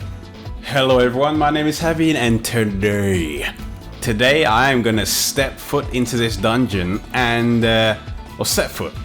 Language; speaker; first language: English; native; English